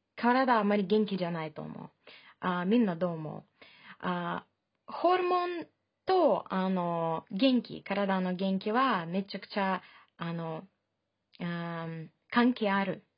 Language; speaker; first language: Japanese; non-native, fluent; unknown